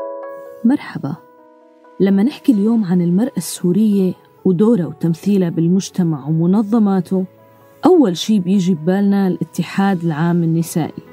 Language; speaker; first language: Arabic; native; Arabic